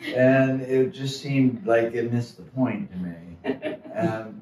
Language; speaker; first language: English; native; English